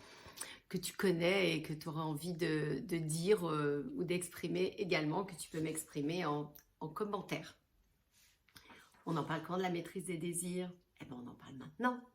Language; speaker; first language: French; native; French